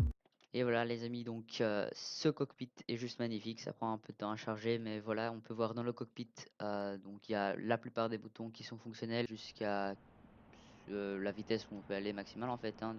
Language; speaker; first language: French; native; French